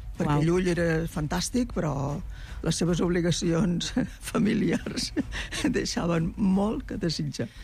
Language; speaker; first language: Catalan; native; Catalan